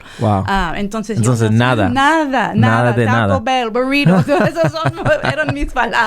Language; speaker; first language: Spanish; non-native, fluent; English